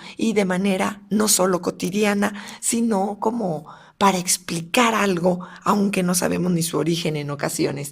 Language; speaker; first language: Spanish; native; Spanish